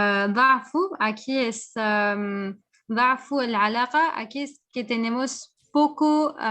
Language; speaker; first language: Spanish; non-native, fluent; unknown